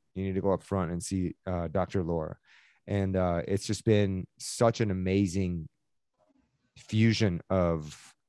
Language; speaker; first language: English; early bilingual, other home language; Persian